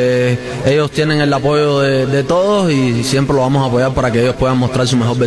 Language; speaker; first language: Spanish; native; Spanish